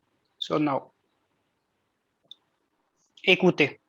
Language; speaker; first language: French; non-native, fluent; Hindi